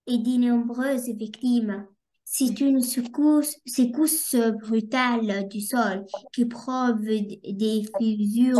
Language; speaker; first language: French; non-native, learner; Arabic